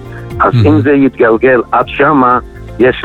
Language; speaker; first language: Hebrew; non-native, fluent; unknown